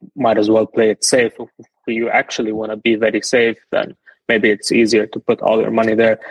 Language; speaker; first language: English; non-native, fluent; Arabic